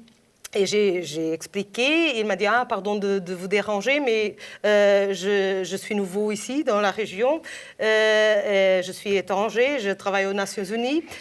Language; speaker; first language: French; non-native, fluent; Portuguese